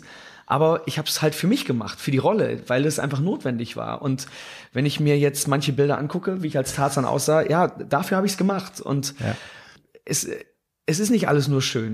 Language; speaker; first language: German; native; German